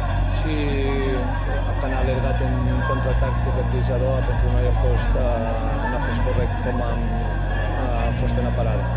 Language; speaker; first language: Romanian; non-native, learner; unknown